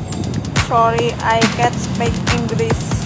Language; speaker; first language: English; non-native, learner; Indonesian